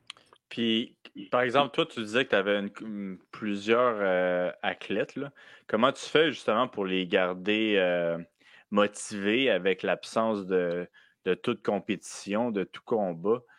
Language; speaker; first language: French; native; French